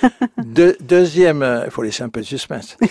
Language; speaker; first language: French; native; French